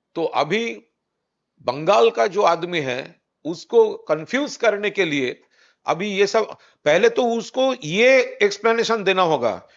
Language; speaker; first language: Hindi; non-native, local second language; Bangla